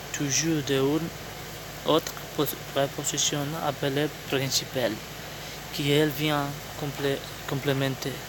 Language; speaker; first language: French; non-native, learner; Spanish